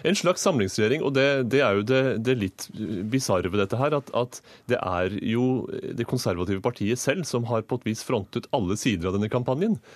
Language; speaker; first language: Norwegian; native; Norwegian